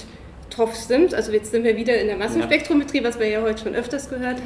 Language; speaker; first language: German; native; German